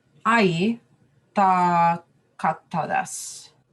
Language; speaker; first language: Japanese; non-native, learner; English